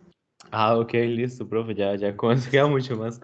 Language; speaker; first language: Spanish; native; Spanish